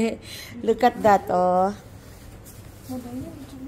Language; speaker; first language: English; non-native, local second language; Hiligaynon